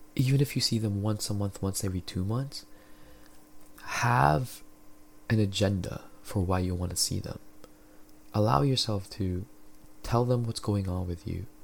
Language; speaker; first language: English; non-native, local second language; Filipino